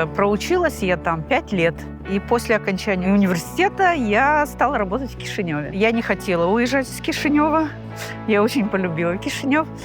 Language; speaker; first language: Russian; non-native, local second language; Gagauz